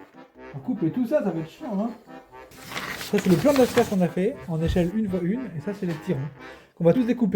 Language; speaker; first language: French; native; French